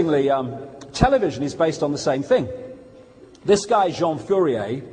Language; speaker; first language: English; native; English